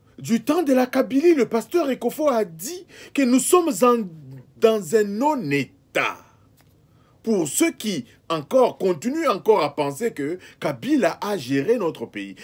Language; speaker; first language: French; non-native, local second language; Lingala